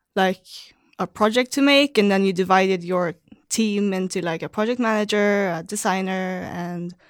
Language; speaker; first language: English; non-native, fluent; Swedish